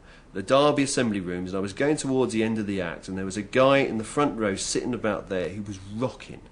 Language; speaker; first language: English; native; English